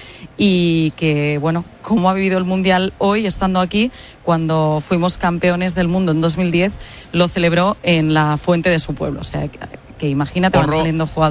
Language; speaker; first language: Spanish; native; Spanish